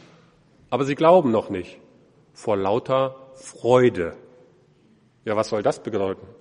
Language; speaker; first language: German; native; German